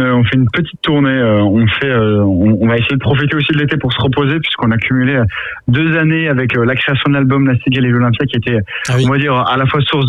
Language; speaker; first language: French; native; French